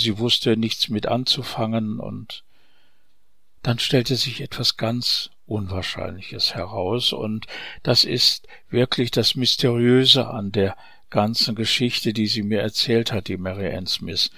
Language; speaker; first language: German; native; German